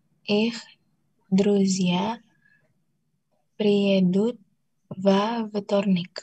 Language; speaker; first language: Russian; non-native, learner; Indonesian